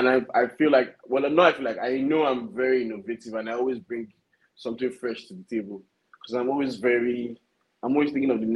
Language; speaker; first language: English; non-native, local second language; Yoruba